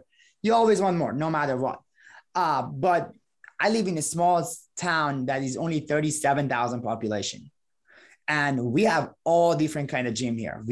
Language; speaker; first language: English; non-native, fluent; Persian